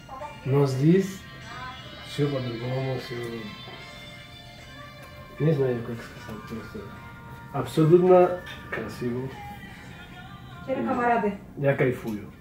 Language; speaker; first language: Russian; non-native, learner; Spanish